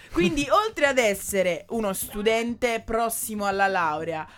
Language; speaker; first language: Italian; native; Italian